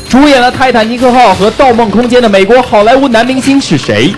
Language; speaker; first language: Chinese; native; Chinese